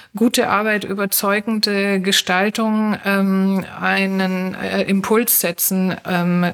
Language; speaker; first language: German; native; German